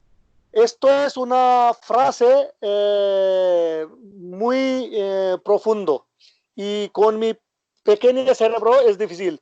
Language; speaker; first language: Spanish; non-native, learner; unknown